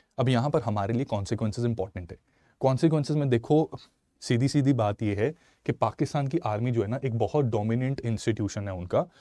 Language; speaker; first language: Hindi; native; Hindi